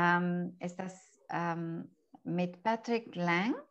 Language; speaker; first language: German; non-native, fluent; English